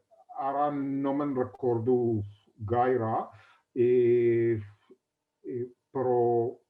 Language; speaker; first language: Catalan; non-native, fluent; Hebrew